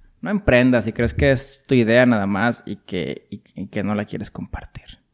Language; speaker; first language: Spanish; native; Spanish